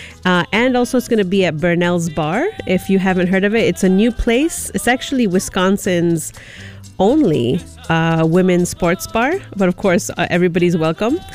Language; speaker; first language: English; early bilingual, other home language; Spanish